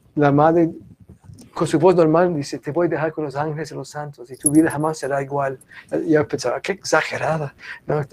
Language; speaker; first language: Spanish; non-native, fluent; English